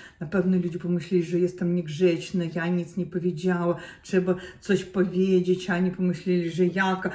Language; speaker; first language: Polish; non-native, learner; Russian